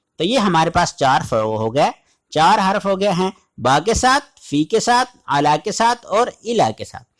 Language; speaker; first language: Urdu; native; Urdu